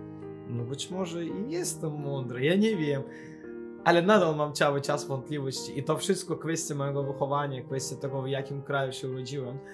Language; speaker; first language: Polish; non-native, fluent; Azerbaijani